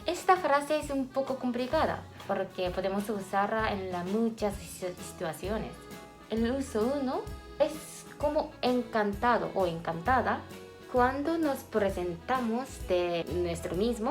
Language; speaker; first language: Spanish; non-native, fluent; Japanese